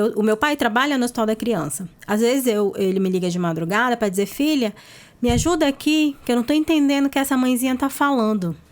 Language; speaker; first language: Portuguese; native; Portuguese